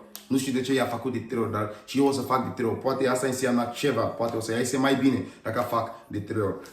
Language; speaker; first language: Romanian; non-native, learner; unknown